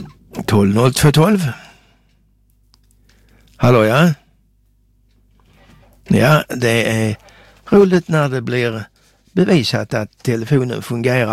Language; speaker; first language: Swedish; native; Swedish